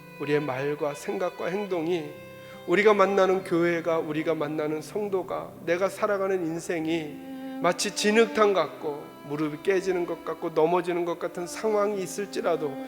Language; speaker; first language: Korean; native; Korean